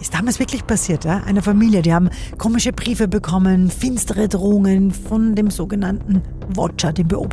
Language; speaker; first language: German; native; German